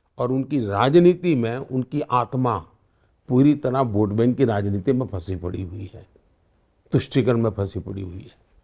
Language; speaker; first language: Hindi; non-native, local second language; Gujarati